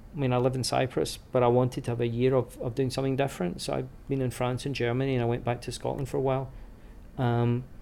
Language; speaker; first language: English; native; English